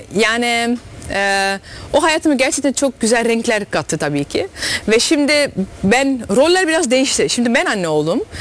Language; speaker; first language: Turkish; early bilingual, heritage; Turkish